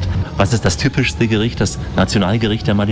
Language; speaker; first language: German; native; German